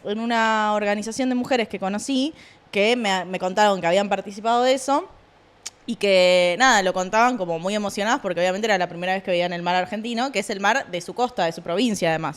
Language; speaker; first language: Spanish; native; Spanish